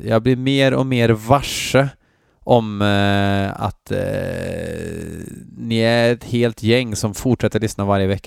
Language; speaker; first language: Swedish; native; Swedish